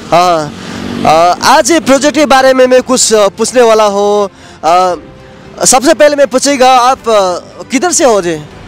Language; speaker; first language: Hindi; non-native, local second language; Nepali